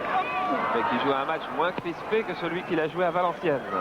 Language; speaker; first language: French; native; French